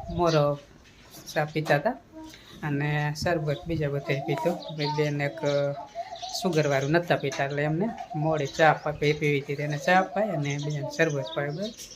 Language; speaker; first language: Gujarati; native; Gujarati